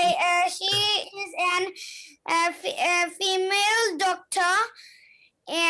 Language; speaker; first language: English; non-native, learner; Bangla